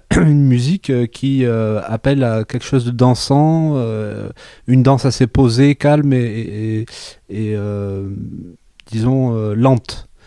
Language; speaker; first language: French; native; French